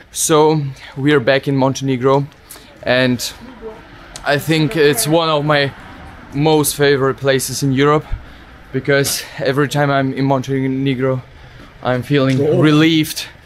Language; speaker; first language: English; non-native, fluent; German